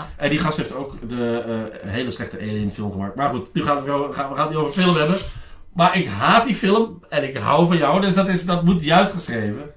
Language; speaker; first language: Dutch; native; Dutch